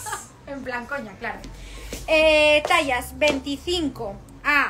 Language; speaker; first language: Spanish; native; Spanish